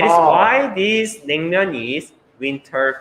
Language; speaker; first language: English; non-native, learner; Korean